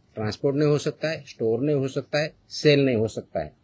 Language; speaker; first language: Hindi; non-native, local second language; Marathi